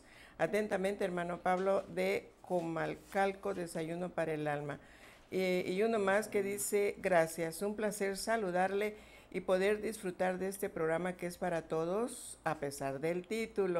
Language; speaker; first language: Spanish; native; Spanish